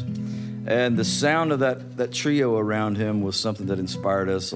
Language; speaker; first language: English; native; English